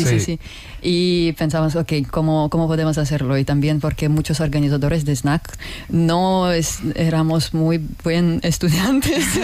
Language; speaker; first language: Spanish; non-native, learner; Russian